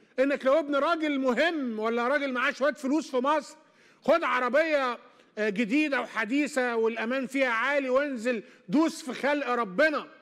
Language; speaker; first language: Arabic; native; Arabic